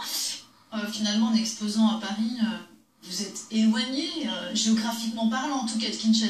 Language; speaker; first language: French; native; French